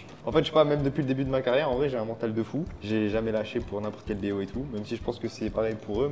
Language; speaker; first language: French; native; French